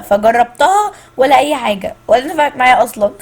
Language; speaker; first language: Arabic; native; Arabic